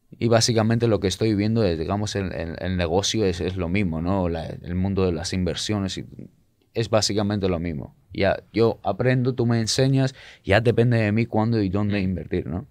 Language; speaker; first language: Spanish; non-native, fluent; Georgian